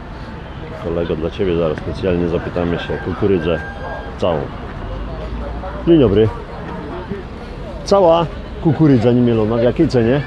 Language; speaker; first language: Polish; native; Polish